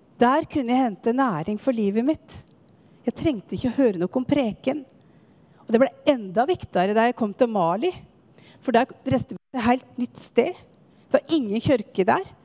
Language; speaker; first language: Norwegian; native; Norwegian